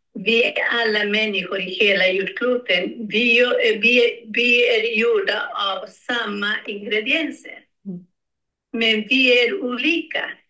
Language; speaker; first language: Swedish; non-native, learner; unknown